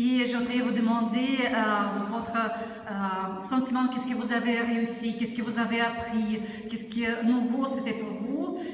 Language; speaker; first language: French; non-native, fluent; Russian